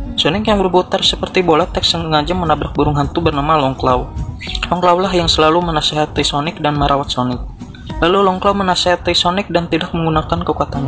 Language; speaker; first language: Indonesian; native; Indonesian